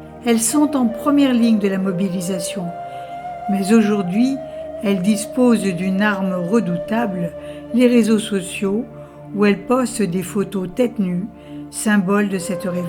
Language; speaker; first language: French; native; French